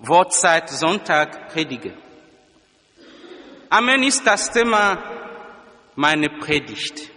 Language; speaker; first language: German; non-native, fluent; Lingala